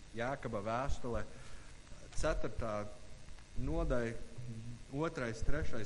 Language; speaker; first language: Latvian; non-native, fluent; English